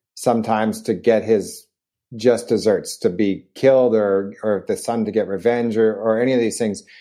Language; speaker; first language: English; native; English